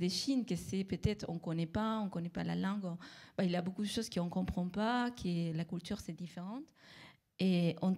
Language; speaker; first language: French; non-native, fluent; Spanish